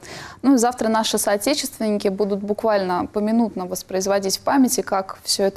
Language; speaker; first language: Russian; native; Russian